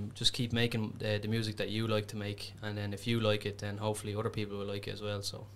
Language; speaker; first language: English; native; English